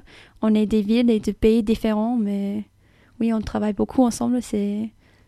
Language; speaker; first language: French; non-native, fluent; English